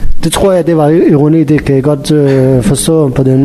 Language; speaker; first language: Danish; non-native, learner; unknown